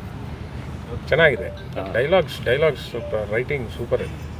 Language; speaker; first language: Kannada; non-native, learner; Telugu